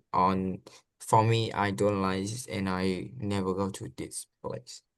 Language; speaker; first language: English; non-native, learner; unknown